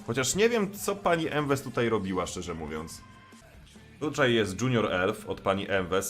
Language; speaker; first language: Polish; native; Polish